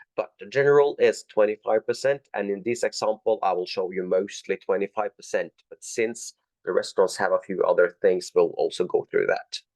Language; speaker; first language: English; non-native, fluent; Norwegian